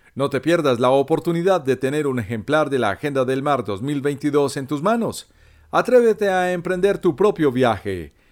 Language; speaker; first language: Spanish; native; Spanish